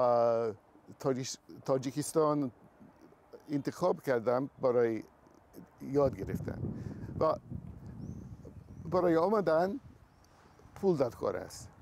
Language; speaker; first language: Persian; non-native, learner; English